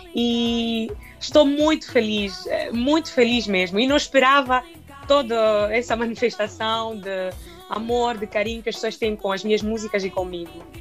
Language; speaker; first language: Portuguese; non-native, local second language; Makhuwa